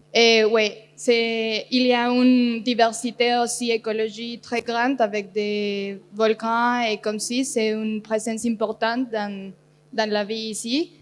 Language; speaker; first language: French; non-native, learner; Spanish